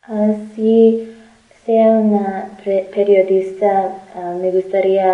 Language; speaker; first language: Spanish; non-native, learner; English